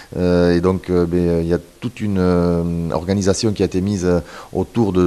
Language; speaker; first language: French; native; French